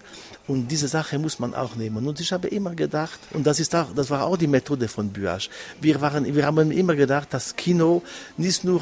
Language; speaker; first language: German; non-native, local second language; French